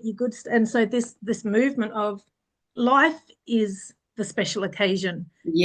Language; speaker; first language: English; early bilingual, other home language; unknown